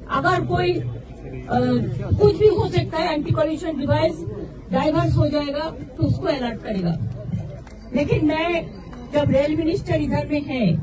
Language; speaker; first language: Hindi; non-native, local second language; Bangla